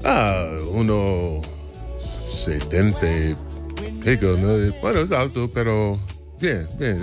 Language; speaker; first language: Spanish; non-native, fluent; English